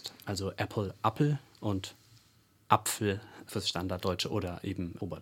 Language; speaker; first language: German; native; German